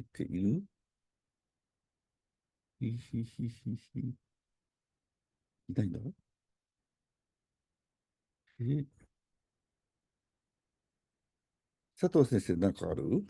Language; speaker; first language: Japanese; native; Japanese